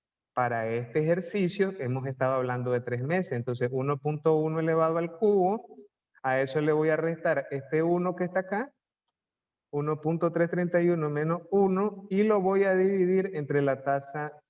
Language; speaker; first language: Spanish; native; Spanish